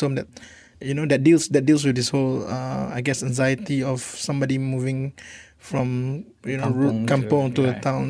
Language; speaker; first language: English; non-native, local second language; Malay